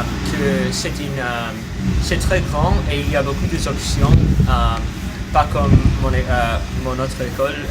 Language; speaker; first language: French; non-native, learner; English